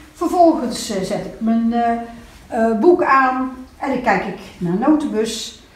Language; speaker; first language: Dutch; native; Dutch